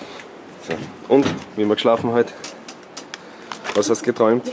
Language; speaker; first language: German; native; German